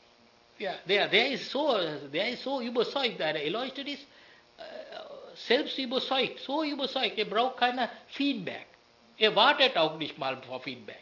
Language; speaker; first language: German; non-native, learner; Sinhala